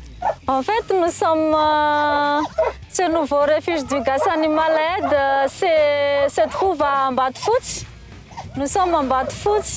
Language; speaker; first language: French; non-native, local second language; Malagasy